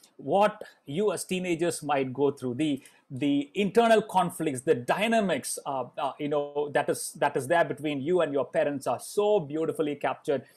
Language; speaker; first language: English; non-native, local second language; Malayalam